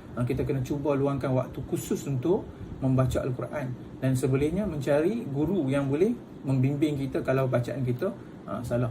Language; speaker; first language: Malay; native; Malay